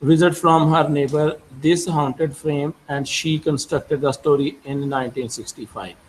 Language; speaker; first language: English; non-native, local second language; Urdu